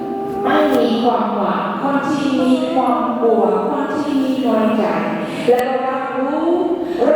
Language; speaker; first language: Thai; non-native, local second language; Akha